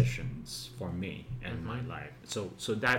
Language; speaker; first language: English; non-native, local second language; Filipino